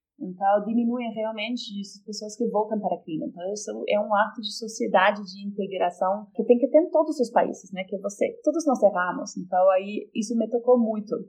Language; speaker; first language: Portuguese; non-native, fluent; Polish